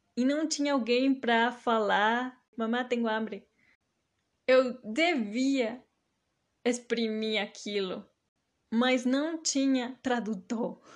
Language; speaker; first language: Portuguese; early bilingual, heritage; Portuguese